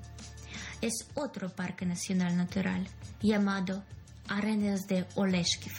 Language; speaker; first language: Spanish; non-native, fluent; Ukrainian